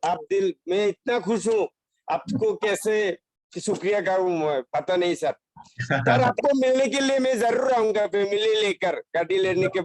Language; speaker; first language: Hindi; non-native, fluent; Bangla